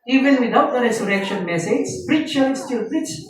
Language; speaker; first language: English; non-native, local second language; Filipino